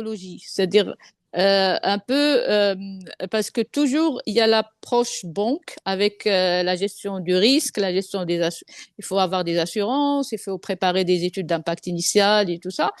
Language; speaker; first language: French; non-native, local second language; Arabic